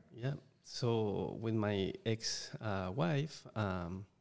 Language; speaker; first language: English; non-native, fluent; Spanish